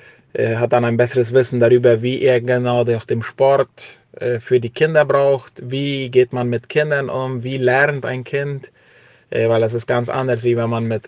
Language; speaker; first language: German; early bilingual, heritage; German